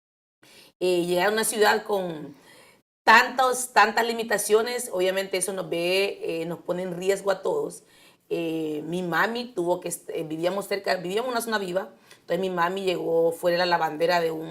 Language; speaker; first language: Spanish; native; Spanish